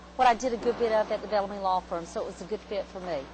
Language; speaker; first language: English; native; English